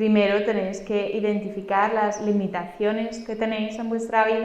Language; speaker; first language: Spanish; native; Spanish